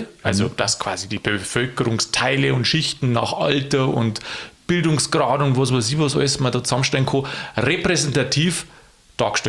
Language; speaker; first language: German; native; German